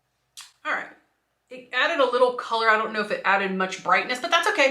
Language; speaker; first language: English; native; English